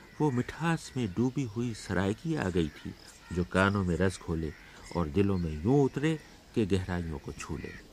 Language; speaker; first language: Urdu; native; Urdu